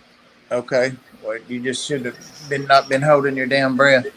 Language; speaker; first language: English; native; English